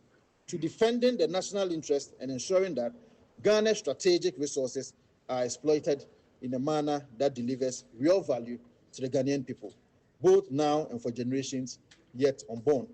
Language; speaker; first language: English; native; English